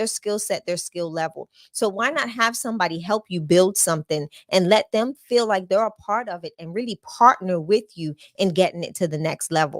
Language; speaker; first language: English; native; English